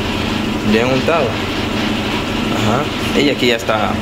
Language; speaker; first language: Spanish; native; Spanish